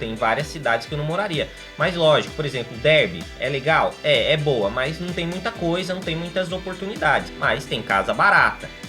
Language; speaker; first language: Portuguese; native; Portuguese